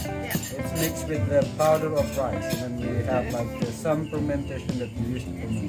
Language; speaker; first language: English; non-native, fluent; Indonesian